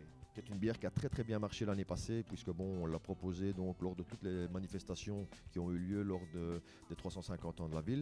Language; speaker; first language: French; native; French